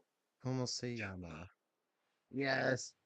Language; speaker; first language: Spanish; non-native, learner; English